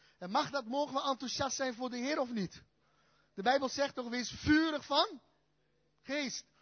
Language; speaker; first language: Dutch; early bilingual, other home language; Turkish